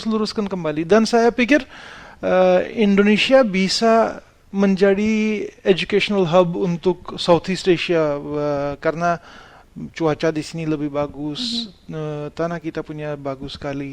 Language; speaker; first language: Indonesian; non-native, fluent; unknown